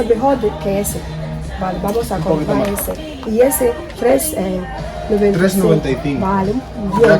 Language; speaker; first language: Spanish; non-native, learner; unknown